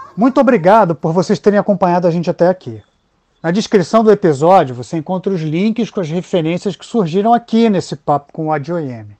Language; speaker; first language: Portuguese; native; Portuguese